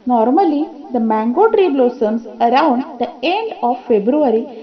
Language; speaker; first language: English; non-native, local second language; Marathi